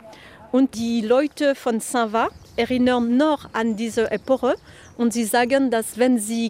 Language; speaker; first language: German; non-native, fluent; French